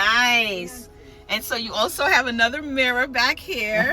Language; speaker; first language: English; native; English